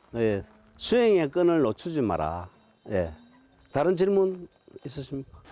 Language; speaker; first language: Korean; native; Korean